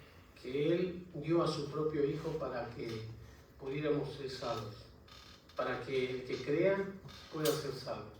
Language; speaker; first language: Spanish; native; Spanish